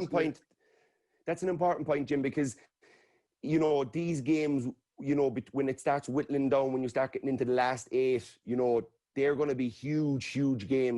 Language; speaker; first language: English; native; English